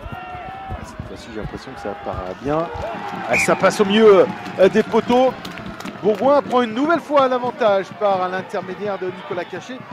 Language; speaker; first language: French; native; French